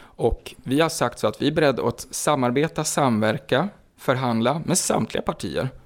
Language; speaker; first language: Swedish; native; Swedish